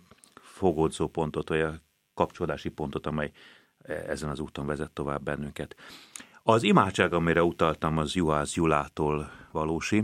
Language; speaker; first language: Hungarian; native; Hungarian